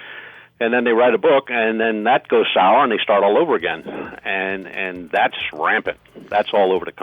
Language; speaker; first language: English; native; English